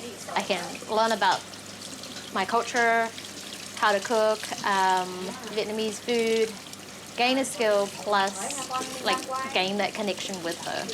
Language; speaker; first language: English; early bilingual, other home language; Vietnamese